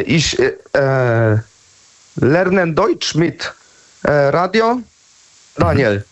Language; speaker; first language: German; non-native, learner; Polish